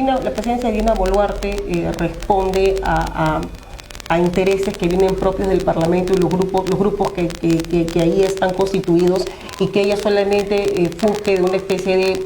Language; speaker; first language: Spanish; native; Spanish